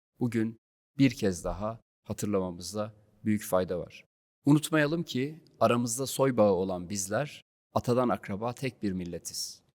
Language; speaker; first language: Turkish; native; Turkish